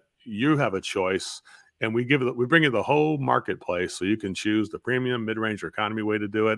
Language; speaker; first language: English; native; English